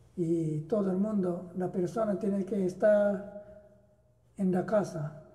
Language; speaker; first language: Spanish; non-native, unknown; Japanese